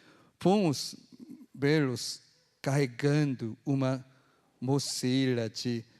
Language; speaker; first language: Portuguese; non-native, fluent; Korean